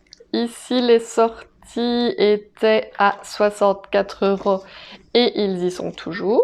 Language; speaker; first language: French; native; French